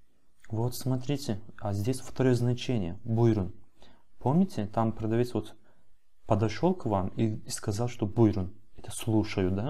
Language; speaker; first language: Russian; non-native, fluent; Turkish